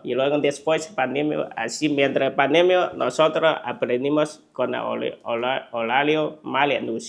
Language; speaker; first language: Spanish; non-native, learner; Chinese